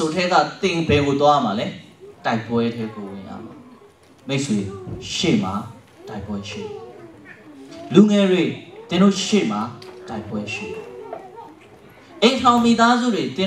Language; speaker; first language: Burmese; native; Burmese